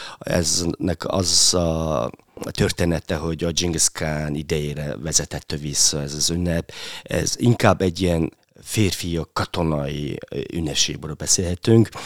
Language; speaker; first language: Hungarian; non-native, fluent; Mongolian